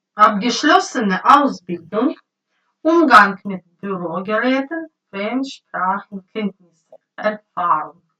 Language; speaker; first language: German; non-native, learner; Ukrainian